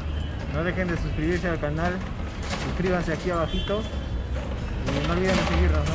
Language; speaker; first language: Spanish; native; Spanish